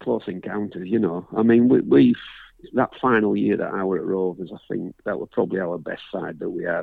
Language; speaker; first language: English; native; English